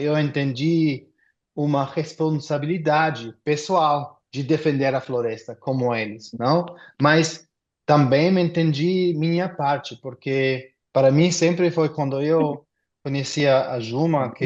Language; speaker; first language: Portuguese; non-native, fluent; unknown